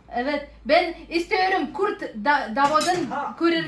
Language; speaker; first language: Turkish; non-native, learner; Russian